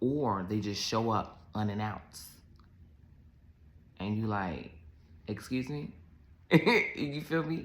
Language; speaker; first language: English; native; English